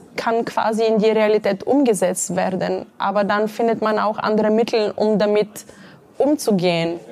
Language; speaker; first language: German; non-native, fluent; Bulgarian